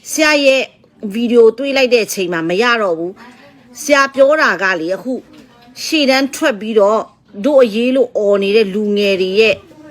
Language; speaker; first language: Burmese; non-native, local second language; Tedim Chin